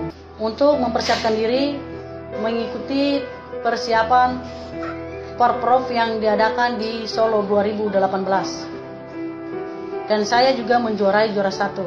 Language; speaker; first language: Indonesian; non-native, local second language; Nias